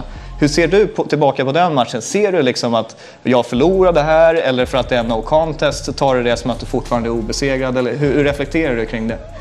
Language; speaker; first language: Swedish; native; Swedish